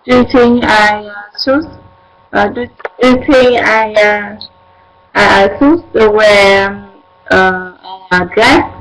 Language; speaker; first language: English; non-native, learner; Vietnamese